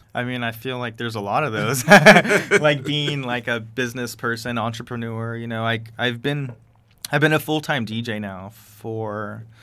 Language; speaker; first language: English; early bilingual, other home language; Spanish